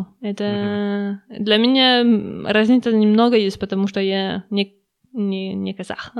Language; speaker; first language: Russian; non-native, learner; French